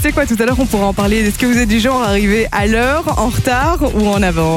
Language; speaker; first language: French; native; French